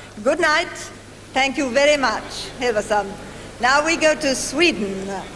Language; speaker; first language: English; native; English